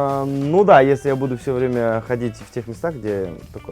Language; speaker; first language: Russian; native; Russian